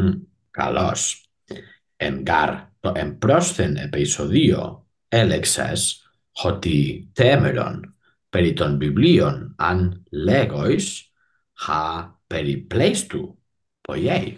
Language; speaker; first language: Greek; non-native, learner; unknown